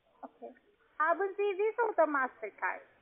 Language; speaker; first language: German; non-native, learner; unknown